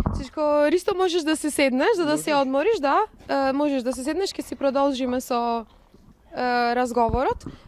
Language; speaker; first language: Macedonian; non-native, local second language; Albanian